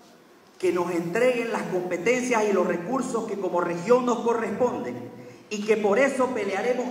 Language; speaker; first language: Spanish; native; Spanish